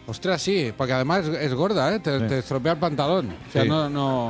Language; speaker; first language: Spanish; native; Spanish